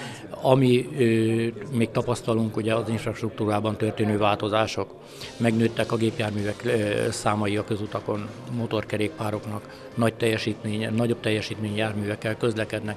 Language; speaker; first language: Hungarian; native; Hungarian